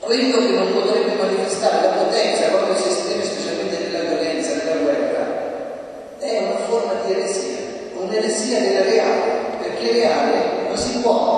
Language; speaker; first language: Italian; native; Italian